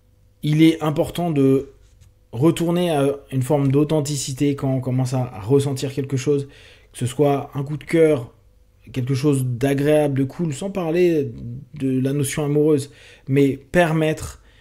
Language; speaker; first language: French; native; French